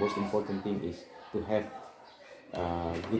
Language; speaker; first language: English; non-native, learner; Indonesian